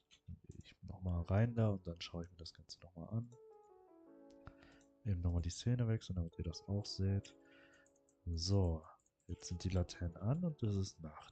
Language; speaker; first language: German; native; German